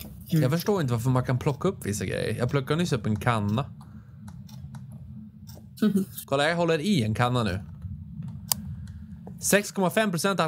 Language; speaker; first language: Swedish; native; Swedish